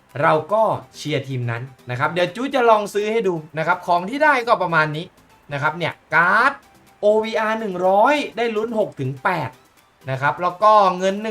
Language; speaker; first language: Thai; native; Thai